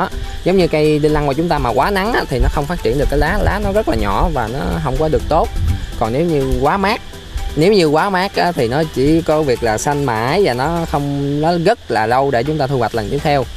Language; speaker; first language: Vietnamese; native; Vietnamese